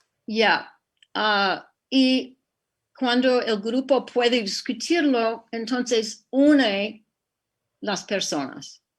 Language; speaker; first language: Spanish; non-native, fluent; English